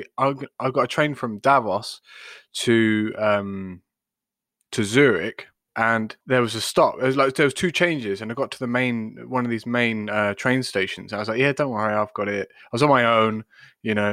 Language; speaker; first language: English; native; English